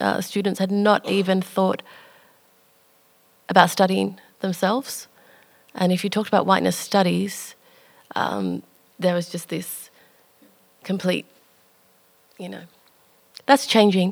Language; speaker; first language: English; native; English